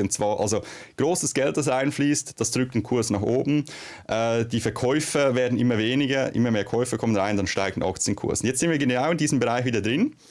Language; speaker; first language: German; native; German